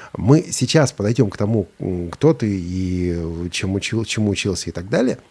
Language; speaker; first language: Russian; native; Russian